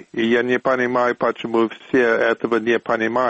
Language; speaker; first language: Russian; non-native, fluent; English